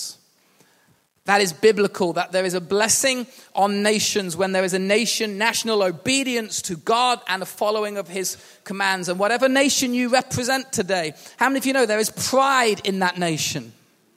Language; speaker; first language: English; native; English